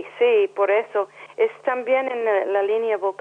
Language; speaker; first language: Spanish; non-native, learner; English